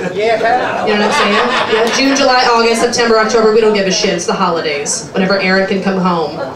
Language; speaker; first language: English; native; English